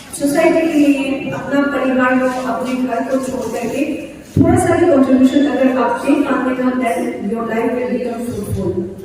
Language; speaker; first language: Hindi; non-native, local second language; Bangla